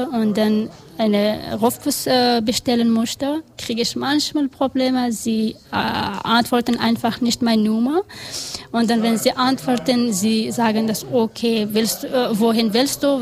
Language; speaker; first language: German; non-native, learner; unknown